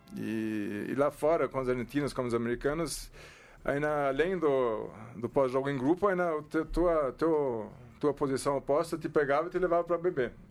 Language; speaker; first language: Portuguese; non-native, fluent; German